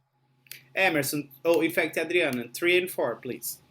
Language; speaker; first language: English; non-native, fluent; Portuguese